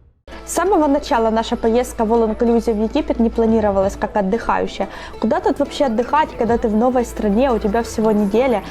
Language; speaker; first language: Russian; native; Russian